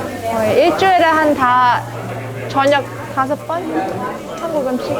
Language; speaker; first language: Korean; early bilingual, heritage; English